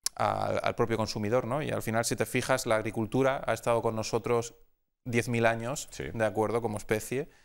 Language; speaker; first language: Spanish; native; Spanish